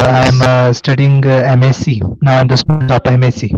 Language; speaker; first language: English; non-native, learner; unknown